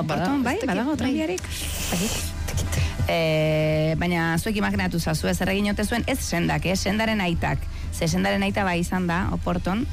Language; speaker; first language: Basque; native; Basque